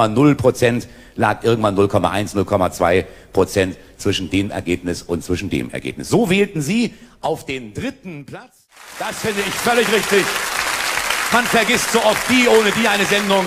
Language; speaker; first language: German; native; German